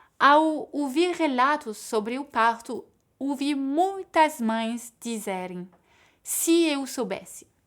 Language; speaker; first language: Portuguese; non-native, fluent; French